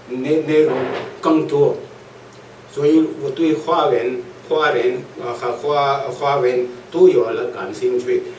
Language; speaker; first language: Chinese; non-native, learner; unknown